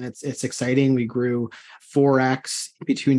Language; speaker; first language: English; native; English